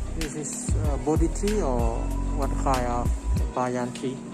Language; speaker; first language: English; non-native, learner; Thai